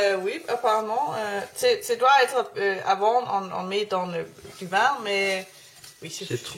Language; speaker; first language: French; non-native, learner; Danish